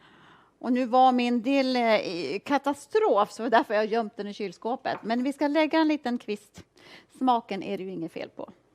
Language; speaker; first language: Swedish; native; Swedish